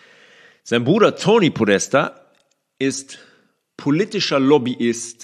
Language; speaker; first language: German; native; German